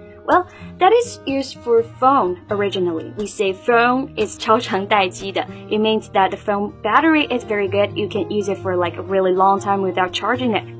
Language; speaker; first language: English; non-native, fluent; Chinese